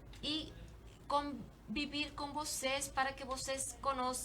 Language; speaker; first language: Portuguese; non-native, learner; Spanish